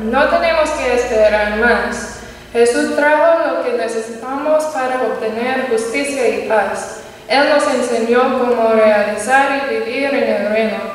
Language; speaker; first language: Spanish; non-native, learner; English